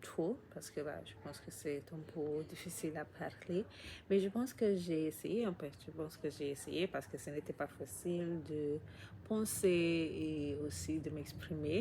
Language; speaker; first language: French; non-native, learner; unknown